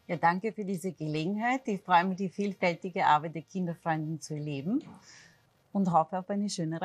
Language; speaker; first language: German; native; German